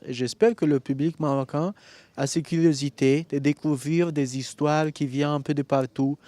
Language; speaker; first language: French; non-native, fluent; Romanian